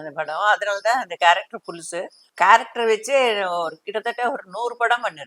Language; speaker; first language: Tamil; non-native, local second language; Telugu